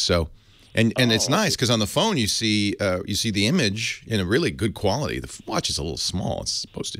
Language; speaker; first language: English; native; English